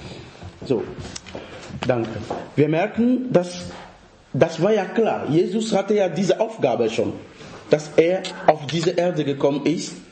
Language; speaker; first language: German; non-native, fluent; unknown